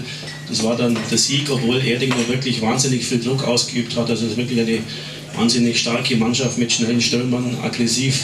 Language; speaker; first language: German; native; German